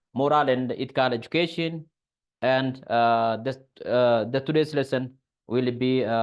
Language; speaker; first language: English; non-native, local second language; Amharic